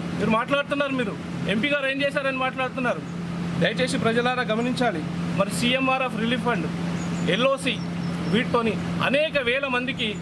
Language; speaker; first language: Telugu; native; Telugu